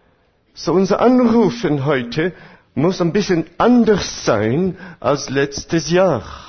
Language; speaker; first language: German; non-native, fluent; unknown